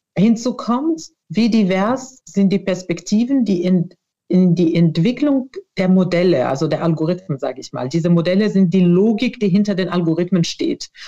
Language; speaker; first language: German; non-native, fluent; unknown